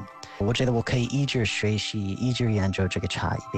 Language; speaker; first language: Chinese; non-native, fluent; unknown